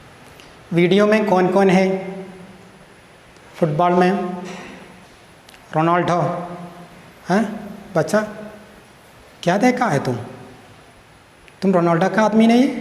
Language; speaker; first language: Hindi; non-native, local second language; Malayalam